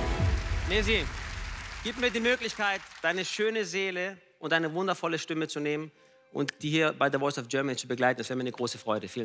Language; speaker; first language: German; native; German